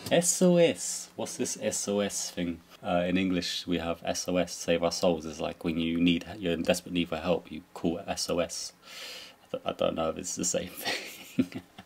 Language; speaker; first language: English; native; English